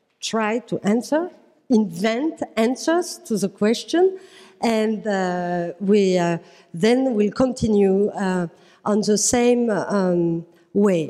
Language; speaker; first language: English; non-native, fluent; French